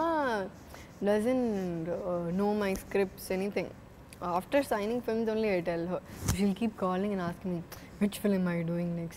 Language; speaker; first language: Telugu; non-native, fluent; Malayalam